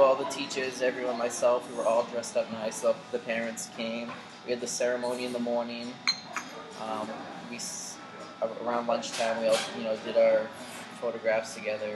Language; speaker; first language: English; native; English